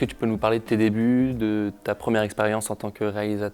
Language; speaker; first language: French; native; French